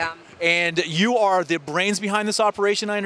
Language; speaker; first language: English; native; English